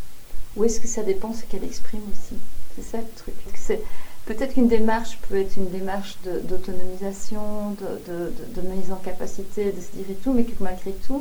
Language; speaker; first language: French; native; French